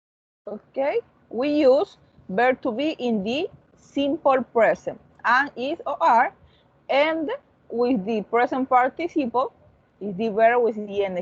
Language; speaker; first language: English; non-native, fluent; Spanish